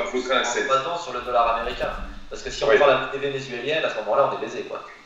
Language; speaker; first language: French; native; French